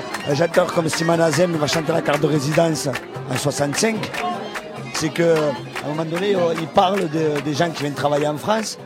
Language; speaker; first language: French; native; French